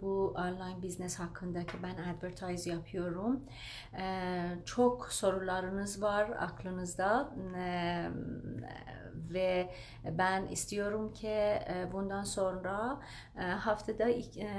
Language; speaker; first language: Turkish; non-native, learner; Persian